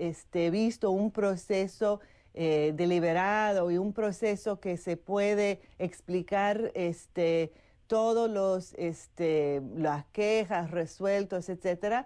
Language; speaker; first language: Spanish; non-native, fluent; English